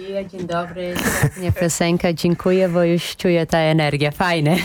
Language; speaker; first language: Polish; non-native, fluent; Portuguese